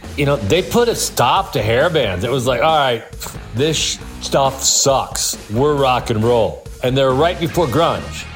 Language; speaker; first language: English; native; English